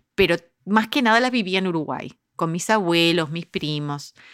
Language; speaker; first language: Spanish; early bilingual, heritage; Spanish